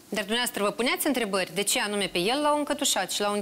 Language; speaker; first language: Romanian; native; Romanian